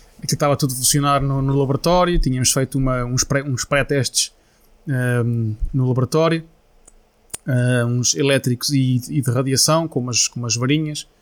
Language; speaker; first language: Portuguese; native; Portuguese